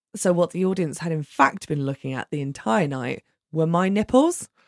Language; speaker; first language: English; native; English